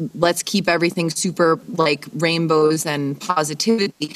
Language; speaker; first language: English; native; English